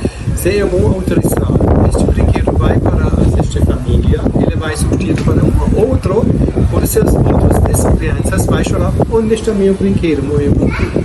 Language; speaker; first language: Portuguese; non-native, learner; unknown